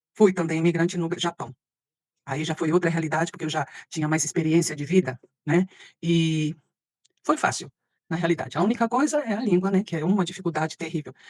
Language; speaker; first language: Portuguese; early bilingual, other home language; Spanish